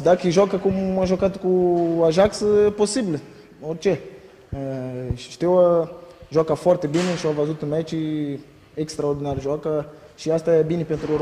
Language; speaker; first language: Romanian; non-native, learner; Portuguese